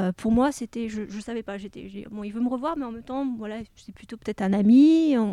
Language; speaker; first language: French; native; French